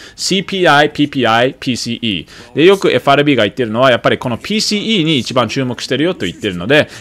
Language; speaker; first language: Japanese; early bilingual, other home language; English